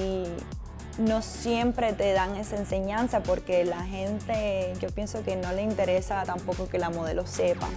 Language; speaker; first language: Spanish; native; Spanish